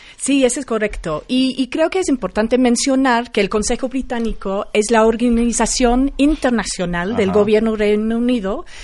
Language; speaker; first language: Spanish; non-native, fluent; English